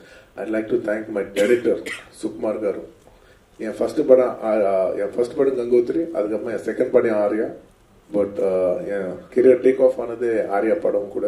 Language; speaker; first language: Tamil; non-native, local second language; Telugu